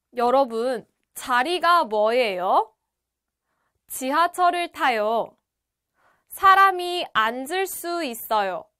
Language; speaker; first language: Korean; native; Korean